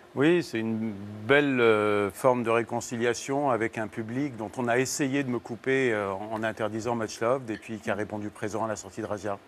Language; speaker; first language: French; native; French